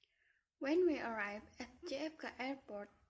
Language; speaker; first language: English; non-native, learner; Indonesian